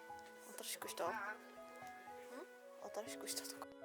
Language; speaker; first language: Japanese; native; Japanese